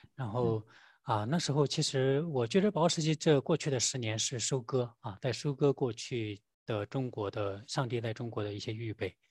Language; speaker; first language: Chinese; native; Chinese